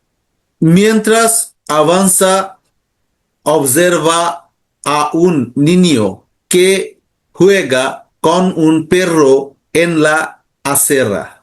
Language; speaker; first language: Spanish; non-native, learner; Bangla